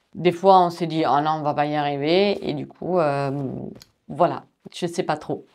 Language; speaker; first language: French; non-native, fluent; German